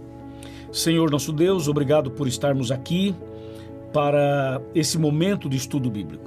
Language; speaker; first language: Portuguese; native; Portuguese